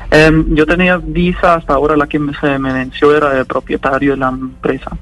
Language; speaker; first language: Spanish; non-native, fluent; German